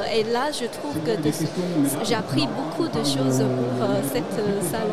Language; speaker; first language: French; non-native, fluent; Chinese